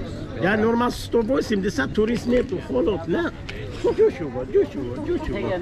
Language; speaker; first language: Russian; non-native, learner; Turkish